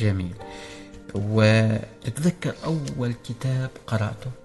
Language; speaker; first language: Arabic; native; Arabic